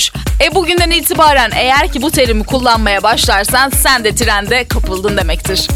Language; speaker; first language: Turkish; native; Turkish